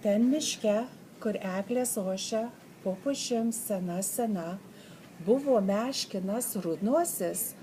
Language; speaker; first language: Lithuanian; early bilingual, heritage; Lithuanian